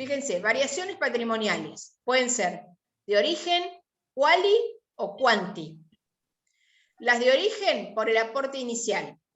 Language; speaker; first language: Spanish; native; Spanish